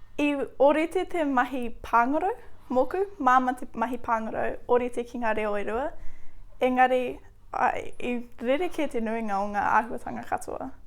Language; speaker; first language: Māori; native; Māori